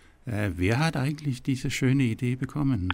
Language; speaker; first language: German; non-native, fluent; Danish